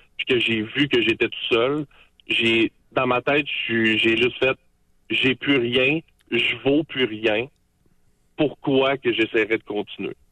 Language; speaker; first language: French; native; French